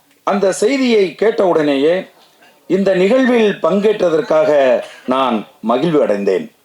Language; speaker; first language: Tamil; native; Tamil